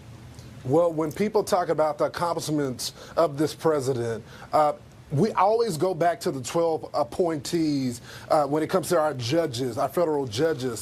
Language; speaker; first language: English; native; English